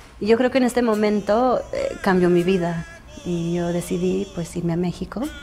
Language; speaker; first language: Spanish; early bilingual, heritage; Spanish